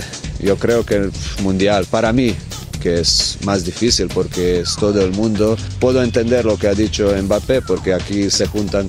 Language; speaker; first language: Spanish; non-native, fluent; Croatian